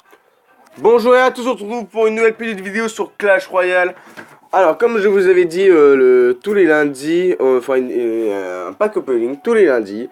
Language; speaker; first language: French; native; French